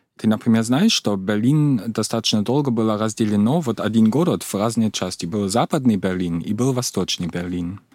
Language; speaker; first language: Russian; non-native, fluent; German